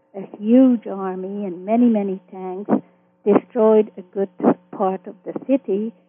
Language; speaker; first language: English; early bilingual, other home language; Hungarian